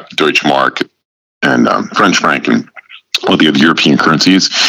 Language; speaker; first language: English; native; English